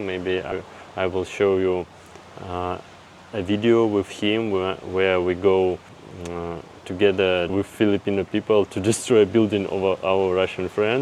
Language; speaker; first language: English; non-native, fluent; Russian